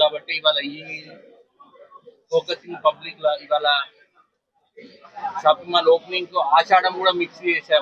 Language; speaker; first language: Telugu; native; Telugu